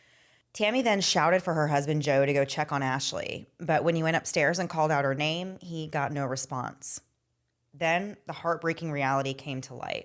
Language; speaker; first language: English; native; English